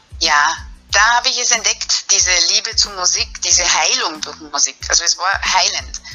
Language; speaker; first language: German; non-native, fluent; English